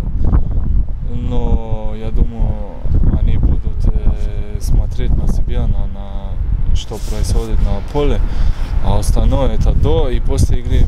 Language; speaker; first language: Russian; non-native, fluent; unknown